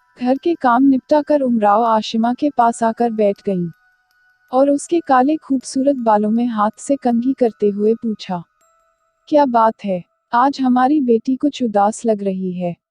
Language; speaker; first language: Hindi; native; Hindi